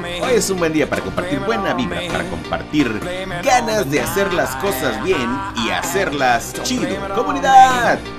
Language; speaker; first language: Spanish; native; Spanish